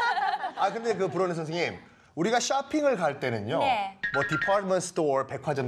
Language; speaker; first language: Korean; native; Korean